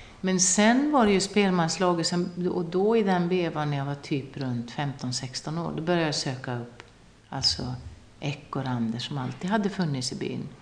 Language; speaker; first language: Swedish; non-native, local second language; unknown